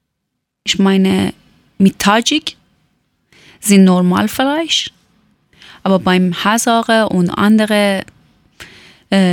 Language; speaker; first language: German; non-native, learner; Persian